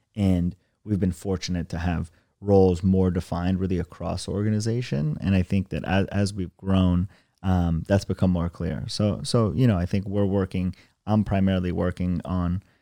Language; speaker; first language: English; early bilingual, other home language; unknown